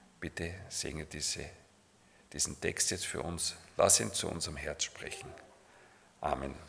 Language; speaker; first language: German; native; German